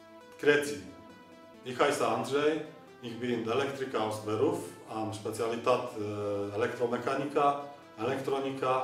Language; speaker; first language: German; non-native, learner; Polish